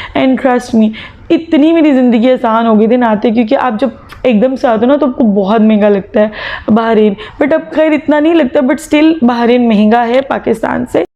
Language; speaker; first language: Urdu; native; Urdu